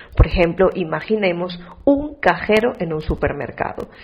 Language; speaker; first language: Spanish; native; Spanish